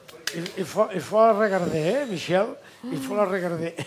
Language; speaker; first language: French; non-native, learner; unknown